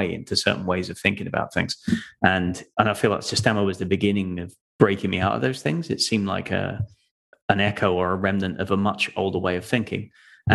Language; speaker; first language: English; native; English